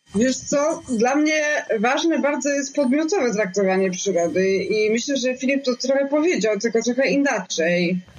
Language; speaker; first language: Polish; native; Polish